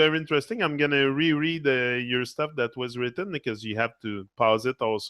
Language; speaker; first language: English; non-native, fluent; French